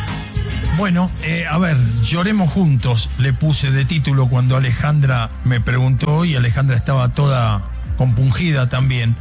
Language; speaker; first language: Spanish; native; Spanish